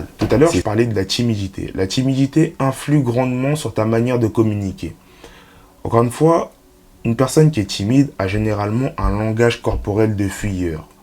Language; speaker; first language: French; native; French